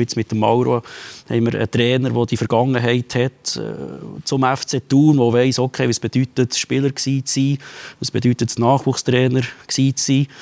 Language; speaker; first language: German; native; German